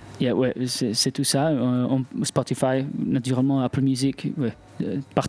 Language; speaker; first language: French; non-native, local second language; Italian